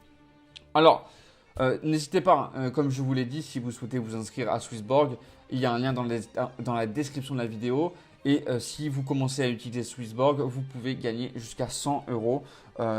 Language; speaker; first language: French; native; French